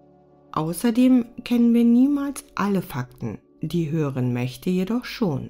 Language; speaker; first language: German; native; German